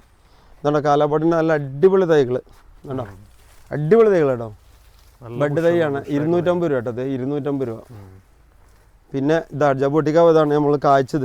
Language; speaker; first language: Malayalam; native; Malayalam